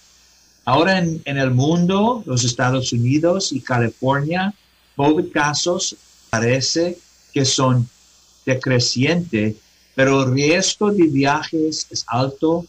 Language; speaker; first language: Spanish; non-native, learner; English